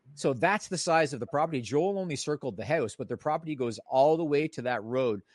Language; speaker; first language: English; native; English